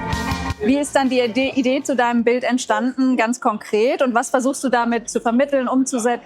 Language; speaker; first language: German; native; German